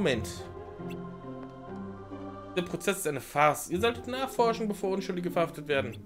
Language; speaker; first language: German; native; German